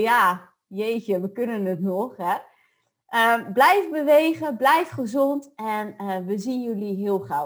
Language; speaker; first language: Dutch; native; Dutch